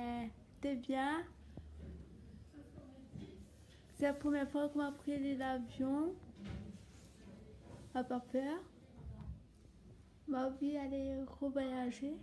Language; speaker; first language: French; non-native, local second language; Réunion Creole French